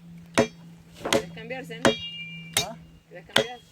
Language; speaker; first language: Spanish; native; Spanish